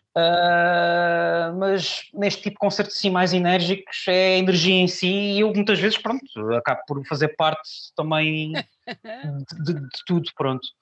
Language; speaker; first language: Portuguese; native; Portuguese